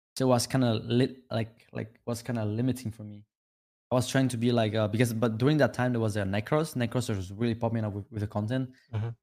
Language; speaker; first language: English; non-native, fluent; Vietnamese